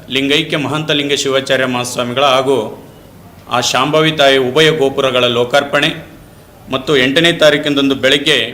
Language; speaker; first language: Kannada; native; Kannada